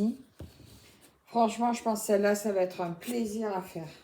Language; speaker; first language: French; native; French